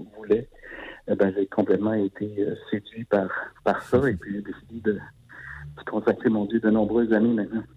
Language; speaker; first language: French; native; French